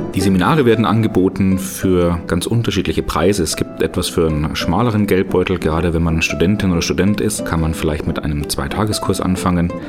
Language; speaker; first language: German; native; German